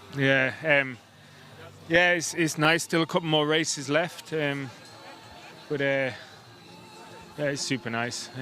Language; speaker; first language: English; native; English